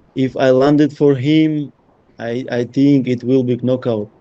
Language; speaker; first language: English; non-native, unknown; Russian